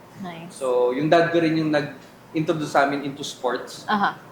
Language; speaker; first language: Filipino; native; Filipino